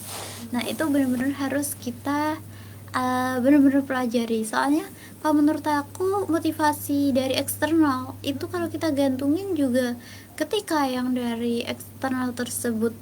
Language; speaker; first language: Indonesian; native; Indonesian